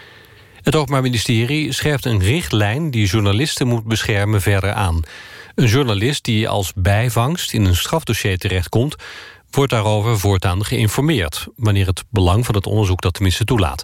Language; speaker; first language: Dutch; native; Dutch